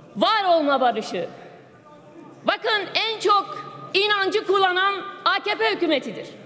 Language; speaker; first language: Turkish; non-native, local second language; Kurdish